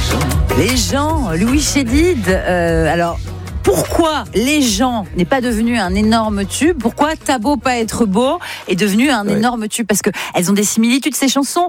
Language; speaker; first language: French; native; French